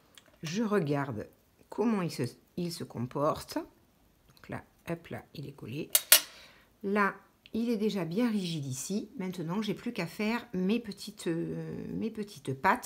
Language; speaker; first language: French; native; French